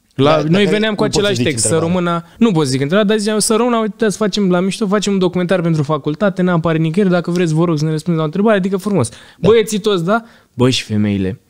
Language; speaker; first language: Romanian; native; Romanian